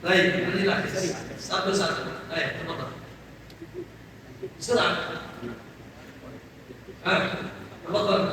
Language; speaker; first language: Arabic; non-native, learner; Indonesian